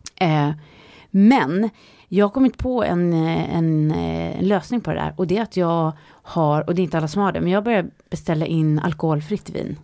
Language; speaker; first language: Swedish; native; Swedish